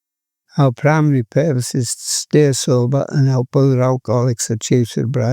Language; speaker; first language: English; native; English